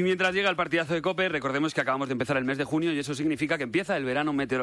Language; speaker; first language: Spanish; native; Spanish